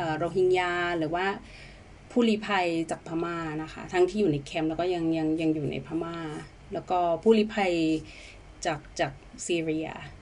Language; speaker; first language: Thai; native; Thai